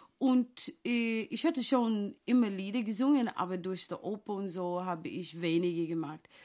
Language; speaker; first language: German; non-native, fluent; English